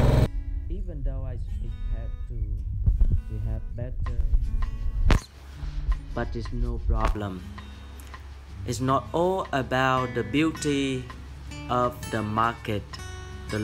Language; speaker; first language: English; non-native, fluent; Vietnamese